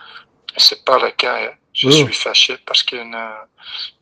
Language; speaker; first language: French; non-native, local second language; Dutch